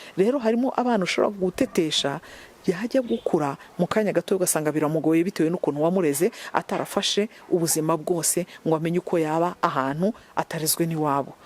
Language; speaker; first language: Kinyarwanda; native; Kinyarwanda